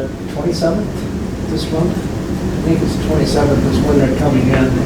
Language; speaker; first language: English; native; English